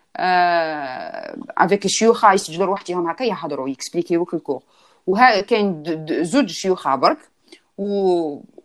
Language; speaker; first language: French; non-native, local second language; Arabic